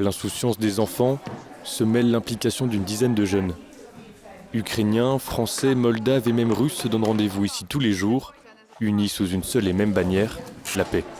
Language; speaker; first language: French; native; French